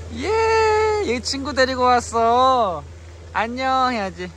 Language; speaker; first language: Korean; native; Korean